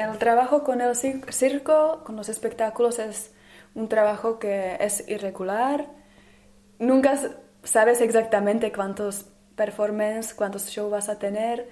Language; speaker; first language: Spanish; non-native, fluent; Czech